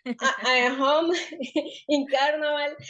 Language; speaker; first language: English; non-native, learner; Spanish